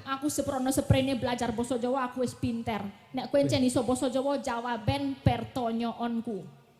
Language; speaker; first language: Javanese; non-native, local second language; Indonesian